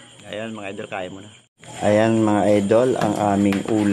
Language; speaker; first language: Filipino; native; Filipino